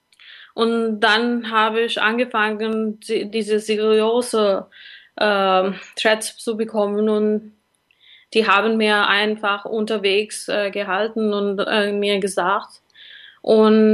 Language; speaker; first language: German; non-native, learner; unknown